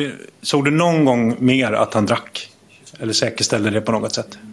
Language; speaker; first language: Swedish; native; Swedish